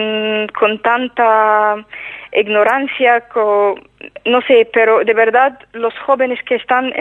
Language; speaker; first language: Spanish; non-native, fluent; Arabic